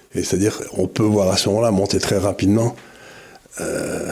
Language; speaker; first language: French; native; French